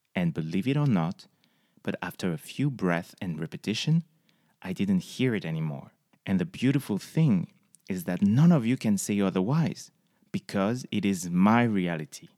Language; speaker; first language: English; non-native, fluent; French